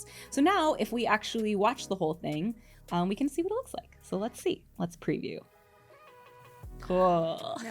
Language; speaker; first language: English; native; English